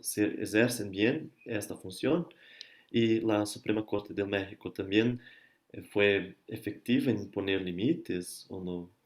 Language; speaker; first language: Spanish; non-native, learner; Portuguese